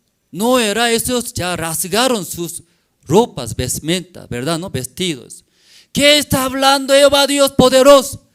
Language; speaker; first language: Spanish; non-native, learner; Korean